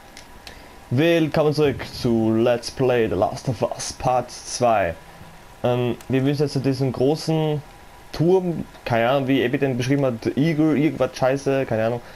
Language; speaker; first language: German; native; German